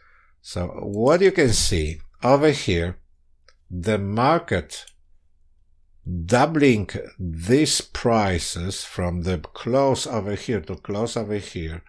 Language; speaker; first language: English; non-native, fluent; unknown